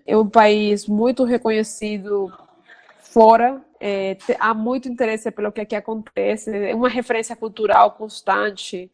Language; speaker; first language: Portuguese; non-native, fluent; Spanish